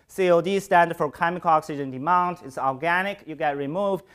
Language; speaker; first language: English; non-native, fluent; Chinese